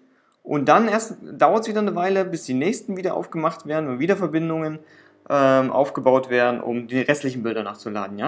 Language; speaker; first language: German; native; German